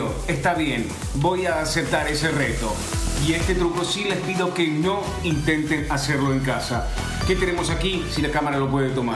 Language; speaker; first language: Spanish; native; Spanish